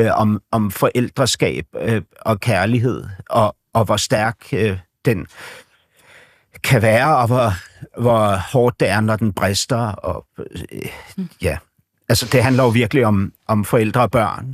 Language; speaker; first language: Danish; native; Danish